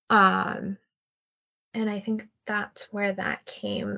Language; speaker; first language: English; native; English